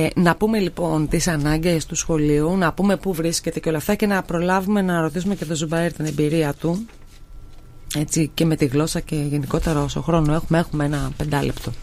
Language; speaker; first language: Greek; native; Greek